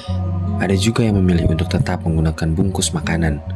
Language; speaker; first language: Indonesian; native; Indonesian